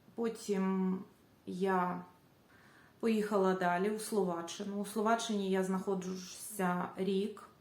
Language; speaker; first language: Ukrainian; native; Ukrainian